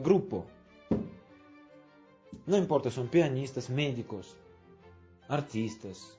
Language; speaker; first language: Spanish; non-native, fluent; Russian